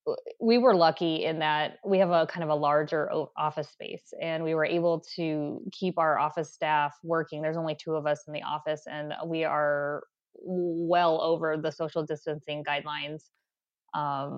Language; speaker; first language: English; native; English